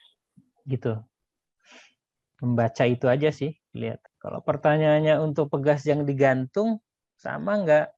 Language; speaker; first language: Indonesian; native; Indonesian